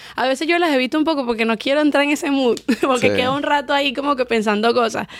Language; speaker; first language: Spanish; native; Spanish